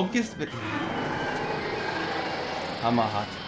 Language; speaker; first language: German; native; German